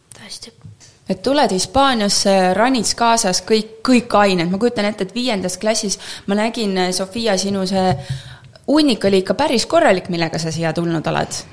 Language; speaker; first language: Estonian; native; Estonian